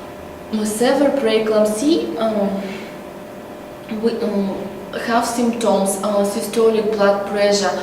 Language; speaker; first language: English; non-native, learner; Russian